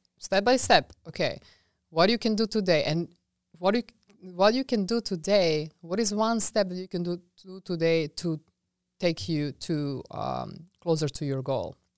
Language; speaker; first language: English; non-native, fluent; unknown